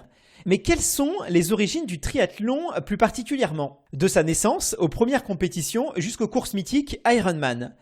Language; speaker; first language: French; native; French